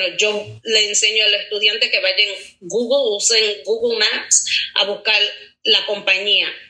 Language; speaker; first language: Spanish; early bilingual, heritage; Spanish